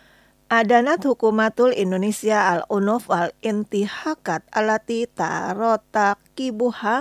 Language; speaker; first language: Arabic; non-native, learner; Indonesian